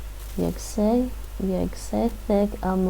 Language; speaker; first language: Icelandic; non-native, learner; English